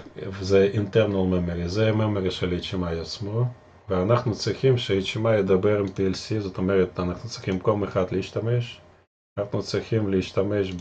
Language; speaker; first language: Hebrew; non-native, fluent; Russian